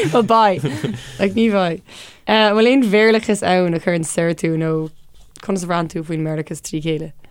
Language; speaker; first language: Irish; non-native, local second language; English